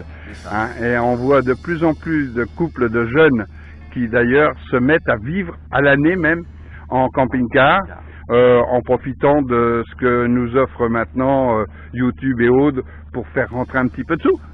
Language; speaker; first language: French; native; French